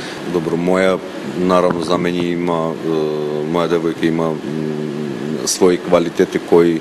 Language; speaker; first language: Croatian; non-native, fluent; Armenian